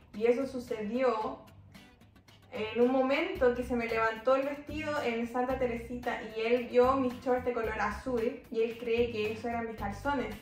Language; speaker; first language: Spanish; native; Spanish